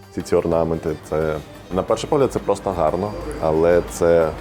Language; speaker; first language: Ukrainian; native; Ukrainian